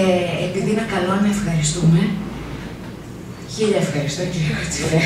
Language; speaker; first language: Greek; native; Greek